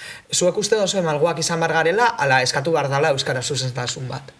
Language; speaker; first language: Basque; native; Basque